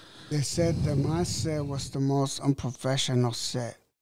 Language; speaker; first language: English; early bilingual, other home language; Spanish